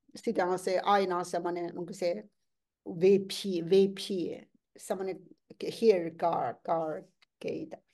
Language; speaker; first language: Finnish; non-native, fluent; Chinese